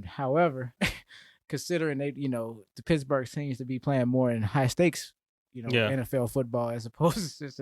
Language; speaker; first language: English; native; English